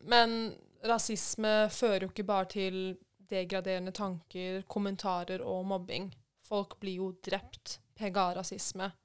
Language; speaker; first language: Norwegian; early bilingual, other home language; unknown